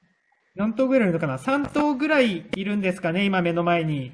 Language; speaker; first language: Japanese; native; Japanese